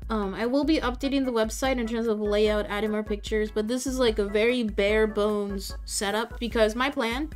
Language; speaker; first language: English; native; English